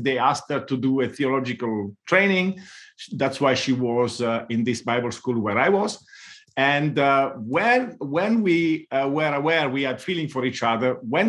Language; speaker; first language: English; non-native, fluent; Italian